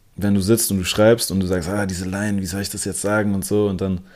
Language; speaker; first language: German; non-native, local second language; English